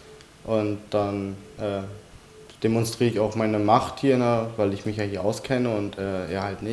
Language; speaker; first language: German; native; German